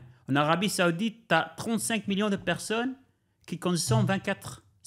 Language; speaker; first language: French; non-native, learner; Albanian